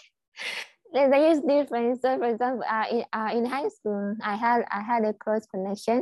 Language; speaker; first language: English; non-native, local second language; Swahili